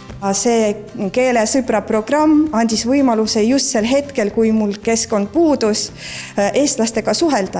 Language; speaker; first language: Estonian; non-native, local second language; Russian